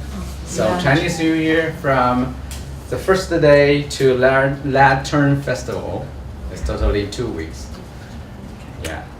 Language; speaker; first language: English; non-native, learner; Chinese